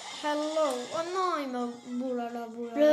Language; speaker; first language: French; native; French